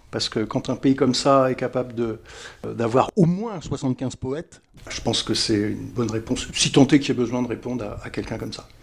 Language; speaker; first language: French; native; French